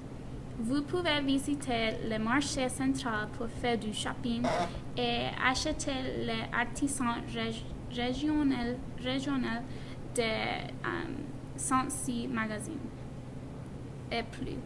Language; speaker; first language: French; non-native, learner; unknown